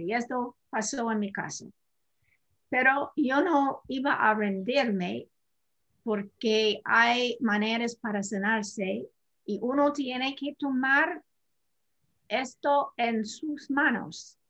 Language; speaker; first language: Spanish; non-native, fluent; English